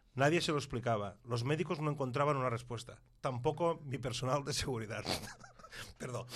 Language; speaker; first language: Spanish; non-native, local second language; Catalan